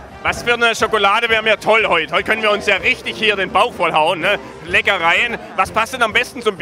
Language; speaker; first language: German; native; German